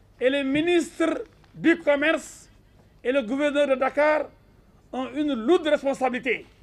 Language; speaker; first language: French; non-native, local second language; Wolof